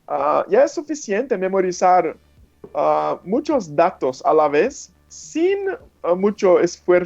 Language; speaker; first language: Spanish; non-native, fluent; Portuguese